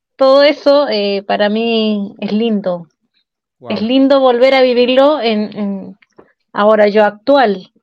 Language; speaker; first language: Spanish; native; Spanish